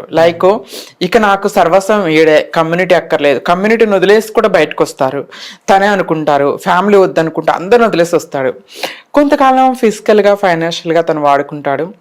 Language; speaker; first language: Telugu; native; Telugu